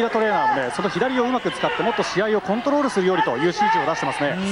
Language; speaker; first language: Japanese; native; Japanese